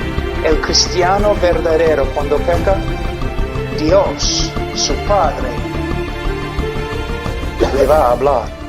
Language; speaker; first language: Spanish; non-native, fluent; English